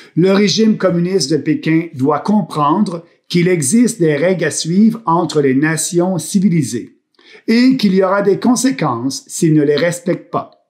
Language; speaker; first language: French; native; French